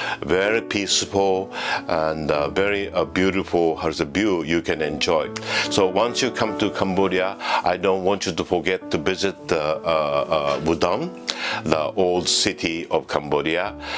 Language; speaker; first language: English; non-native, fluent; Japanese